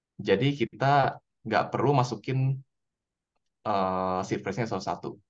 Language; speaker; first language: Indonesian; native; Indonesian